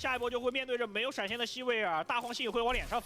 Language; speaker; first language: Chinese; native; Chinese